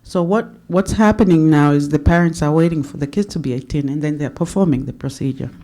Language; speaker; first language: English; non-native, local second language; Swahili